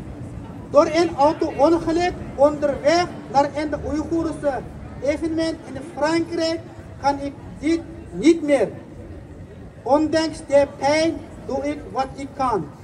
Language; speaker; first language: Dutch; non-native, fluent; Uyghur